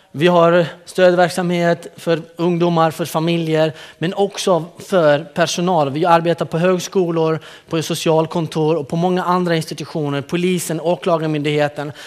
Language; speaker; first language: Swedish; early bilingual, other home language; Central Kurdish